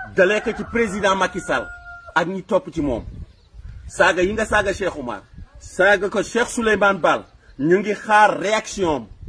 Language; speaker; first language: Wolof; non-native, local second language; Fula